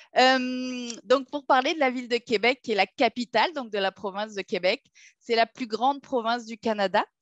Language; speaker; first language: French; native; French